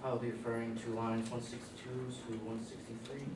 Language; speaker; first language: English; native; English